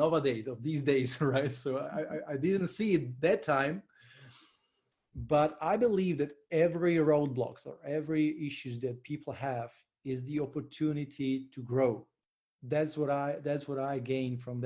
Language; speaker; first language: English; non-native, fluent; Slovak